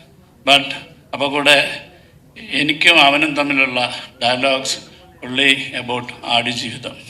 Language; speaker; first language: Malayalam; non-native, learner; Tamil